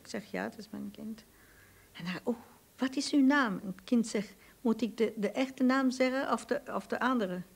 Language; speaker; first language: Dutch; non-native, local second language; French